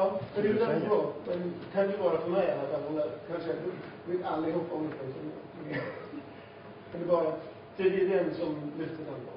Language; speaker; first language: Swedish; non-native, fluent; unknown